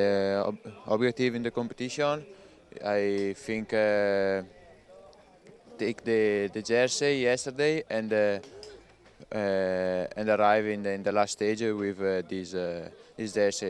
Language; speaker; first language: English; non-native, learner; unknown